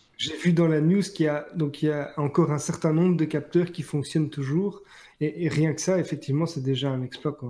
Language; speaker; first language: French; native; French